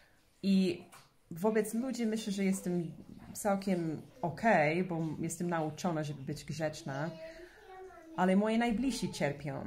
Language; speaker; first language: Polish; non-native, fluent; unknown